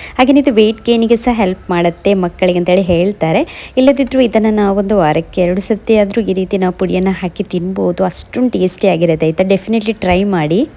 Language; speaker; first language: Kannada; non-native, local second language; Konkani